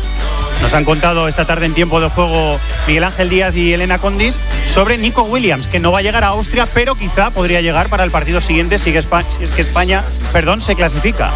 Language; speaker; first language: Spanish; native; Spanish